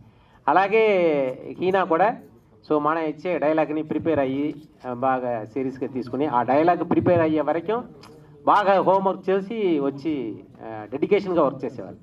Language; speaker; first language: Telugu; native; Telugu